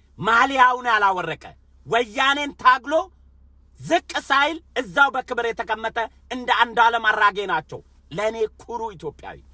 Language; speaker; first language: Amharic; non-native, local second language; Oromo